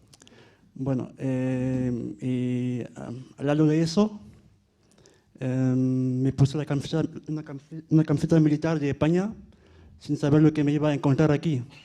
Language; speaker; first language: Spanish; early bilingual, heritage; Spanish